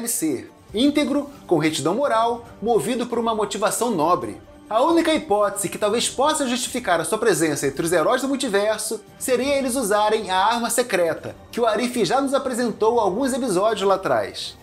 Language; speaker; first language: Portuguese; native; Portuguese